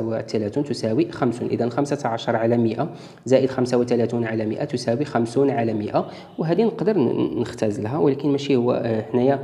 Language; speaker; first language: Arabic; native; Arabic